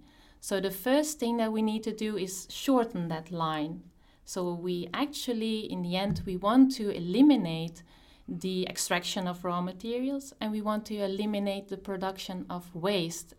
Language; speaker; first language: English; non-native, fluent; Dutch